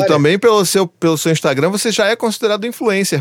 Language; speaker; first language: Portuguese; native; Portuguese